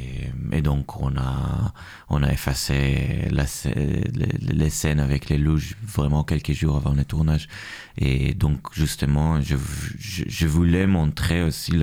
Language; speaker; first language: French; non-native, fluent; Hebrew